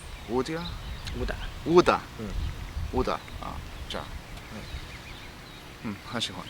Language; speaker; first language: Chinese; non-native, learner; English